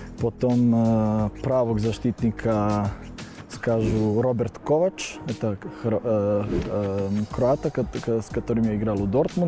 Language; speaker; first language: Russian; non-native, learner; Serbian